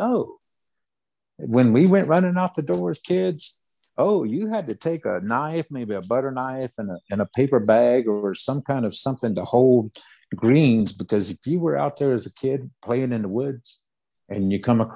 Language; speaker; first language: English; early bilingual, other home language; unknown